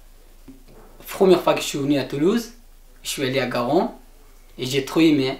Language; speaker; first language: French; non-native, learner; Persian